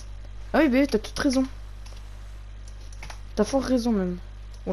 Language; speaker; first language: French; native; French